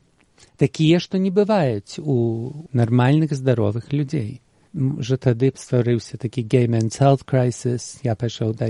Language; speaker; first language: Belarusian; early bilingual, heritage; Belarusian